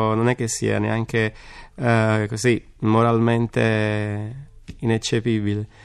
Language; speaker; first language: Italian; native; Italian